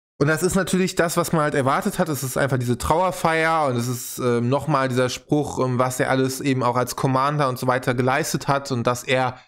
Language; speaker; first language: German; native; German